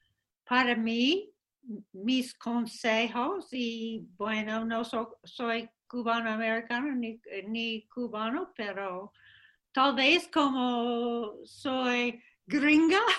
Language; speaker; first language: Spanish; non-native, fluent; English